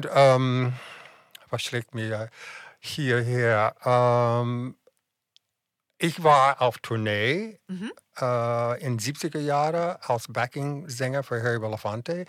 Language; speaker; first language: German; non-native, fluent; English